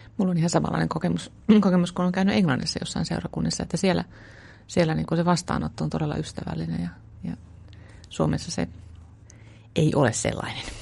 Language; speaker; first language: Finnish; native; Finnish